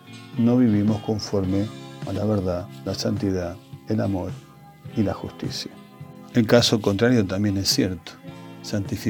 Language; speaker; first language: Spanish; native; Spanish